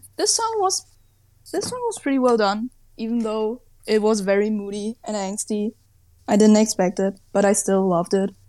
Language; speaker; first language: English; non-native, fluent; German